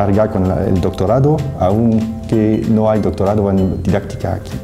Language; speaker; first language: Spanish; non-native, fluent; French